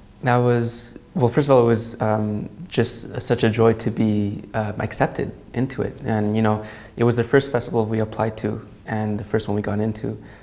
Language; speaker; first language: English; native; English